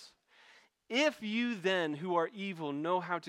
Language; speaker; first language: English; native; English